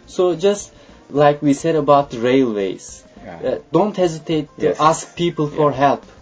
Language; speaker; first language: English; non-native, fluent; Turkish